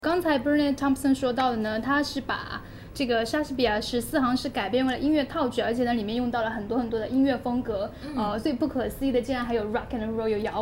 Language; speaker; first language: Chinese; native; Chinese